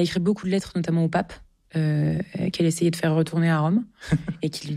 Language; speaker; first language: French; native; French